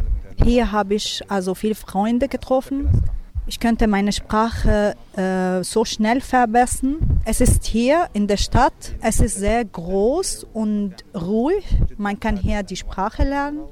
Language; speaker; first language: German; non-native, learner; Arabic